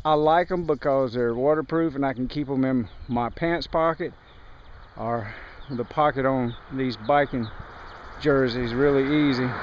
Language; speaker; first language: English; native; English